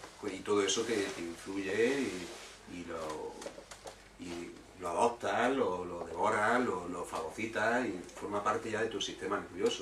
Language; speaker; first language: Spanish; native; Spanish